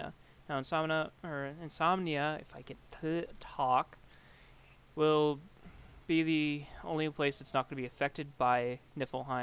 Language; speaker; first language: English; native; English